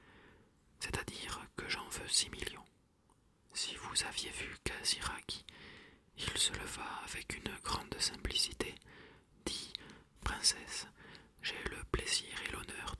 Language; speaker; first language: French; native; French